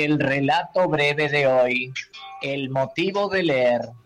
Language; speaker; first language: Spanish; native; Spanish